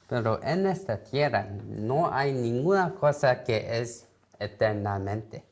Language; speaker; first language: Spanish; non-native, learner; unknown